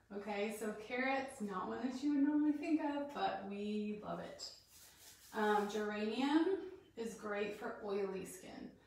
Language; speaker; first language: English; native; English